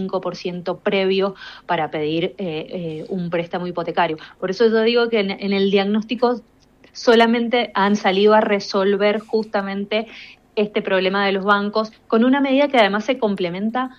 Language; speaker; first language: Spanish; native; Spanish